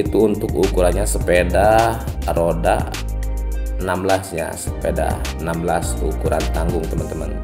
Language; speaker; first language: Indonesian; non-native, local second language; Sundanese